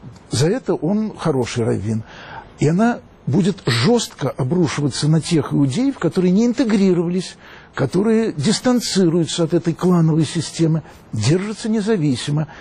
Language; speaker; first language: Russian; native; Russian